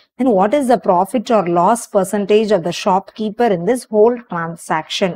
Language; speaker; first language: English; non-native, local second language; Tamil